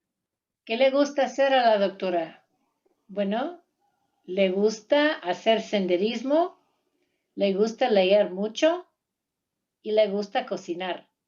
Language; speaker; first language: Spanish; non-native, learner; English